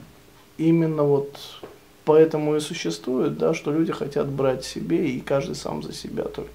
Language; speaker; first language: Russian; native; Russian